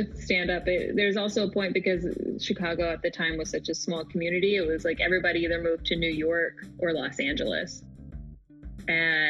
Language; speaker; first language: English; native; English